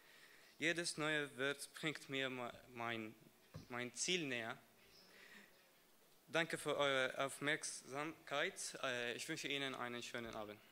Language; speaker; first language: German; non-native, learner; Arabic